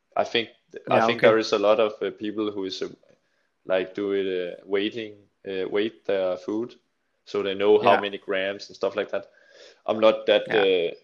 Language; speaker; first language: English; non-native, fluent; Danish